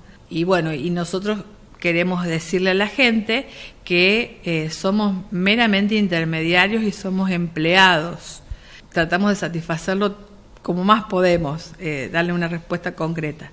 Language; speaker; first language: Spanish; native; Spanish